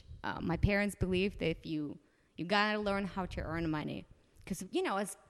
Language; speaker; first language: English; non-native, fluent; Romanian